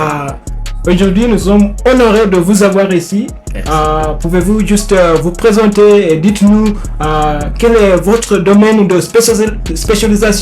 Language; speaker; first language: French; non-native, learner; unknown